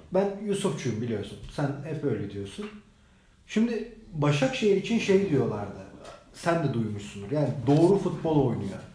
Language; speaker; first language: Turkish; native; Turkish